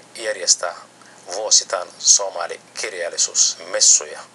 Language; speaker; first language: Finnish; non-native, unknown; Somali